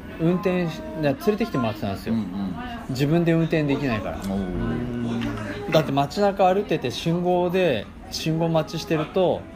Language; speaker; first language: Japanese; native; Japanese